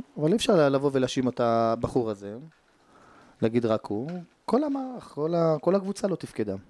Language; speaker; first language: Hebrew; native; Hebrew